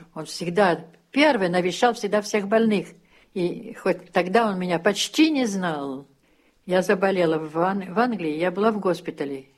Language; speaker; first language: Russian; early bilingual, heritage; Russian